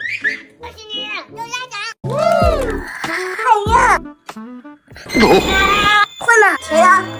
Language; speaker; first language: Chinese; native; Chinese